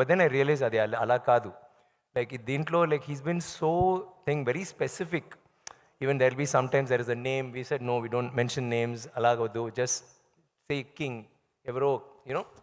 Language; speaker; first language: English; non-native, local second language; Tamil